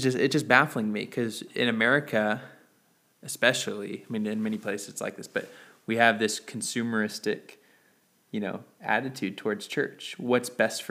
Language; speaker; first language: English; native; English